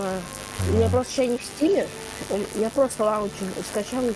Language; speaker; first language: Russian; native; Russian